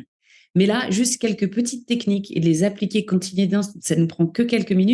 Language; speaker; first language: French; native; French